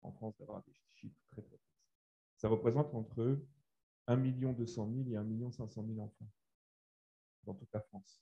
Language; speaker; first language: French; native; French